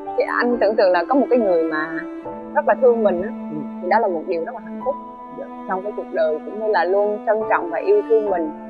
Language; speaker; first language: Vietnamese; non-native, local second language; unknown